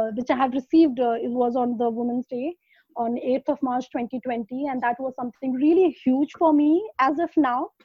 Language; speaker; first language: English; non-native, local second language; Hindi